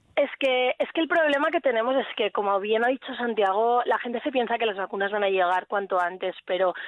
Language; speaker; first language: Spanish; native; Spanish